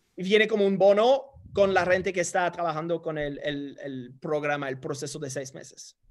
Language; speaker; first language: Spanish; non-native, fluent; English